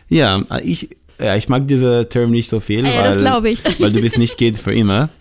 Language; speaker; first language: German; non-native, fluent; Hebrew